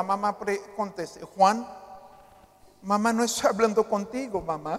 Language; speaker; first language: Spanish; non-native, fluent; Haitian Creole